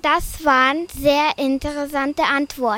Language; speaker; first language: German; native; German